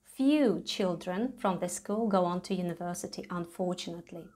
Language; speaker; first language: English; non-native, fluent; Latvian